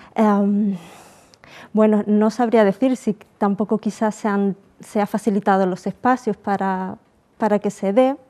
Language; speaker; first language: Spanish; native; Spanish